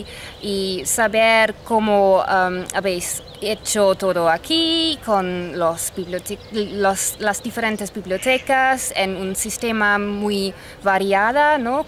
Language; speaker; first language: Spanish; non-native, fluent; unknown